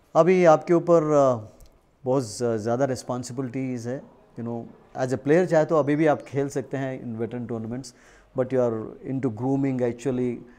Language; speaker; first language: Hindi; non-native, local second language; Telugu